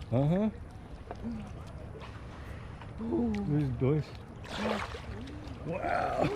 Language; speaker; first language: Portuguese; non-native, learner; English